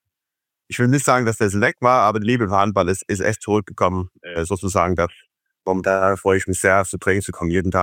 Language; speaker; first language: German; non-native, fluent; Faroese